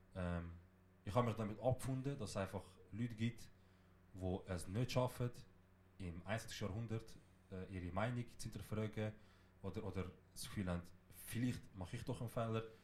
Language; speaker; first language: German; early bilingual, other home language; Kurdish